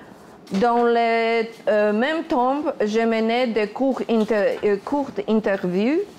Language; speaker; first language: French; non-native, fluent; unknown